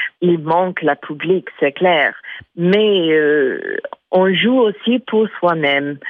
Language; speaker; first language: French; non-native, fluent; English